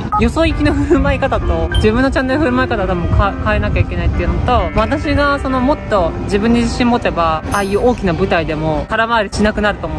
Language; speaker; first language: Japanese; native; Japanese